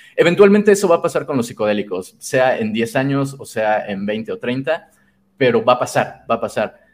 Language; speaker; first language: Spanish; native; Spanish